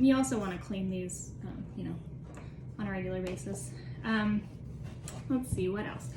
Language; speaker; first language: English; native; English